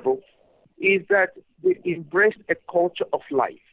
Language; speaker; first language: English; non-native, local second language; Igbo